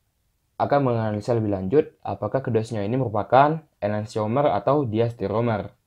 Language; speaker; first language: Indonesian; native; Indonesian